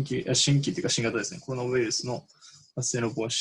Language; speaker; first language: Japanese; native; Japanese